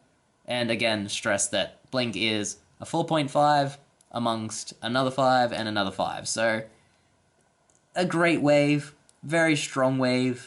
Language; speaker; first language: English; native; English